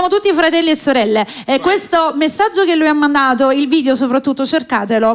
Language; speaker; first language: Italian; native; Italian